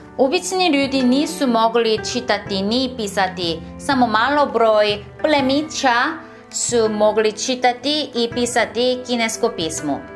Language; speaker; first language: Serbian; non-native, learner; Korean